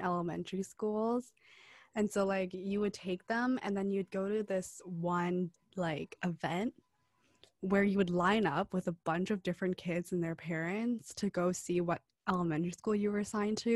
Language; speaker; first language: English; early bilingual, other home language; Cantonese